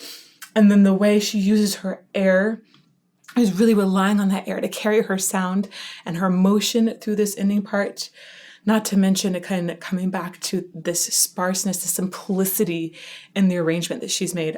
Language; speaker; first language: English; native; English